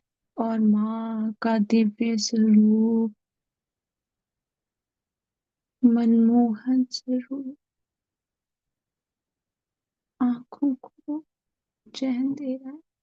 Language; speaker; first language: Hindi; native; Hindi